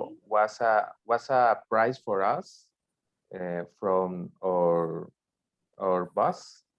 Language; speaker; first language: English; non-native, learner; Spanish